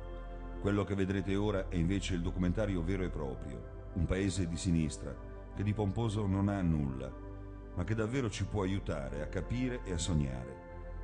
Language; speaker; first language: Italian; native; Italian